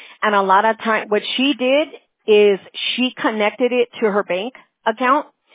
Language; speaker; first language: English; early bilingual, other home language; Spanish